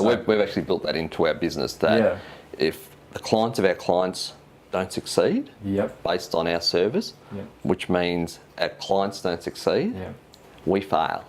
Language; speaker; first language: English; native; English